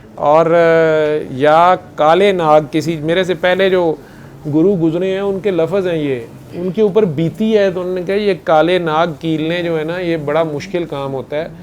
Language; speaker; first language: Urdu; non-native, local second language; Punjabi